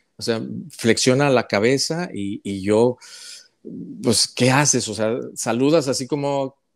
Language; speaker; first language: Spanish; native; Spanish